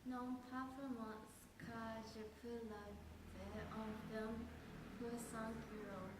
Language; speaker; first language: French; non-native, learner; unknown